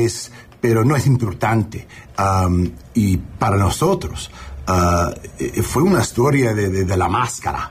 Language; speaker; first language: Spanish; non-native, learner; English